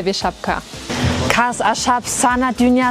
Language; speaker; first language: Turkish; non-native, learner; German